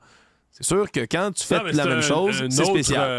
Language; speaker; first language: French; native; French